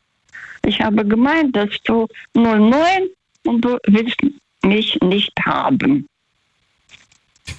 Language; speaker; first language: German; early bilingual, other home language; Russian